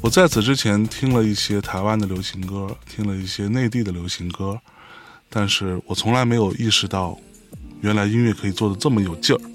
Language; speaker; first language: Chinese; native; Chinese